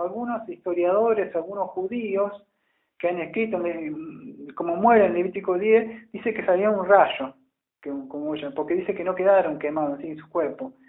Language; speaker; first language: Spanish; native; Spanish